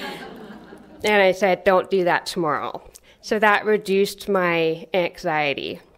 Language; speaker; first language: English; native; English